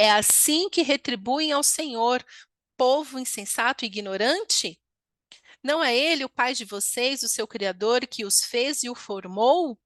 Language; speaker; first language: Portuguese; native; Portuguese